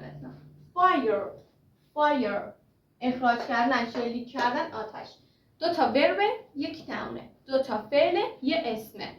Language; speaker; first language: Persian; native; Persian